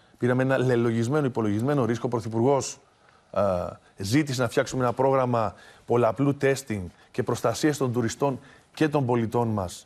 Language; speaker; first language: Greek; native; Greek